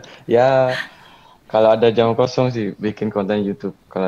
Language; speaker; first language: Indonesian; early bilingual, heritage; Indonesian